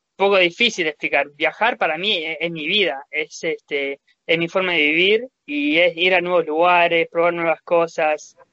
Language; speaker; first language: Spanish; early bilingual, heritage; Spanish